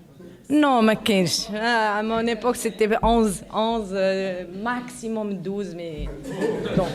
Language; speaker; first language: French; non-native, local second language; Arabic